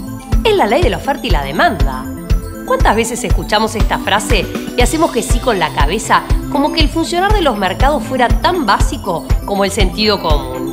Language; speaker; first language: Spanish; native; Spanish